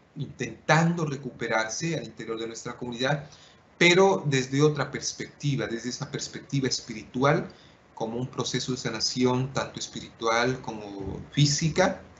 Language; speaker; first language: Spanish; non-native, local second language; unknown